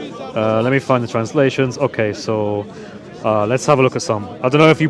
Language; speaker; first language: English; native; English